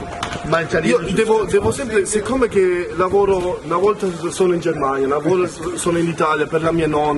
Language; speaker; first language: Italian; early bilingual, heritage; German